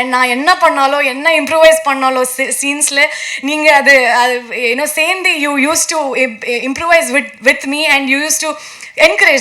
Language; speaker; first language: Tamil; non-native, learner; Kannada